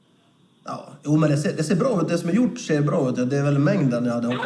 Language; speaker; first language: Swedish; native; Swedish